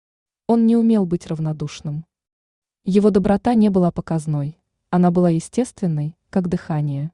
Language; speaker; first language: Russian; native; Russian